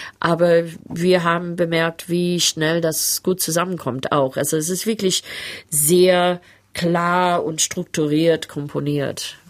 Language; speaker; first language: German; non-native, fluent; English